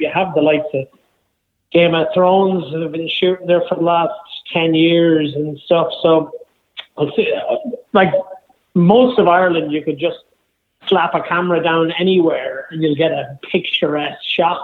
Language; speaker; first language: English; native; English